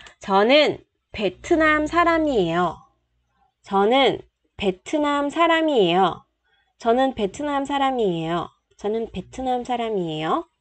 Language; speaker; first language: Korean; non-native, fluent; Vietnamese